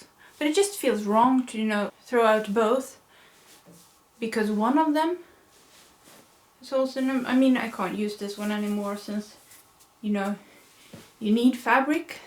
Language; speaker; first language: English; non-native, fluent; Swedish